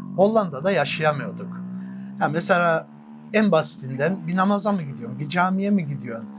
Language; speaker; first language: Turkish; early bilingual, heritage; Turkish